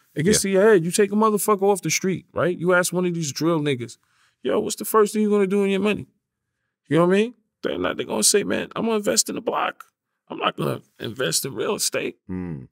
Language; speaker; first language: English; native; English